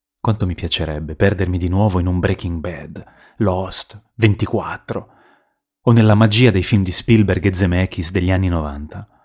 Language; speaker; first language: Italian; native; Italian